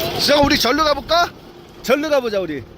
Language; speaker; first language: Korean; native; Korean